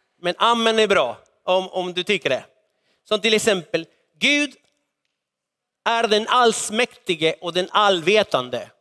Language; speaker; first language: Swedish; non-native, fluent; Spanish